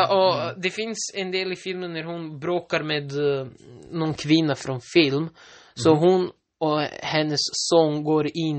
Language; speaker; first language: Swedish; non-native, local second language; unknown